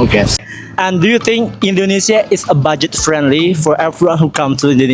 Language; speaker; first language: English; non-native, learner; Indonesian